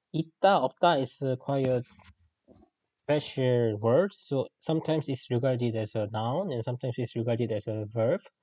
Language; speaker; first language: English; non-native, fluent; Korean